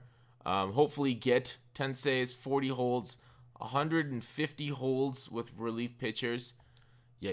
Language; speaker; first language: English; native; English